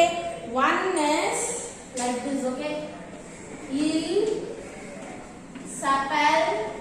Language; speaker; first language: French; non-native, fluent; Tamil